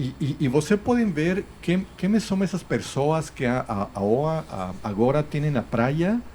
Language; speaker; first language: Portuguese; non-native, learner; Spanish